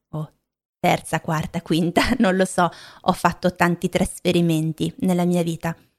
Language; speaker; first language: Italian; native; Italian